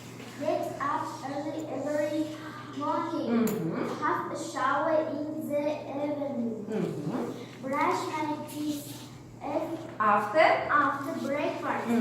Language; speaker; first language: English; non-native, learner; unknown